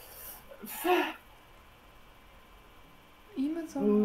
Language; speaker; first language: German; non-native, learner; Japanese